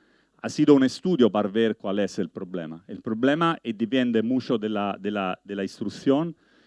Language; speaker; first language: Spanish; non-native, learner; Italian